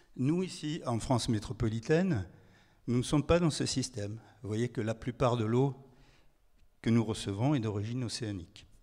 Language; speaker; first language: French; native; French